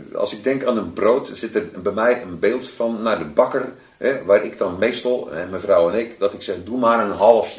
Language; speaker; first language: Dutch; native; Dutch